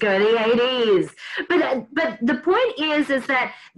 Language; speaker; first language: English; native; English